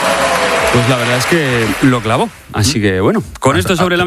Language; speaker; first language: Spanish; native; Spanish